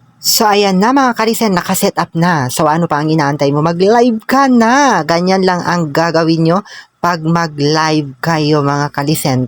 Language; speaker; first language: Filipino; non-native, local second language; Cebuano